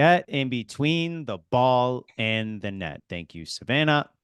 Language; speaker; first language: English; native; English